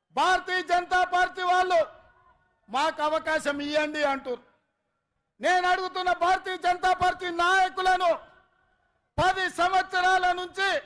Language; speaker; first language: Telugu; native; Telugu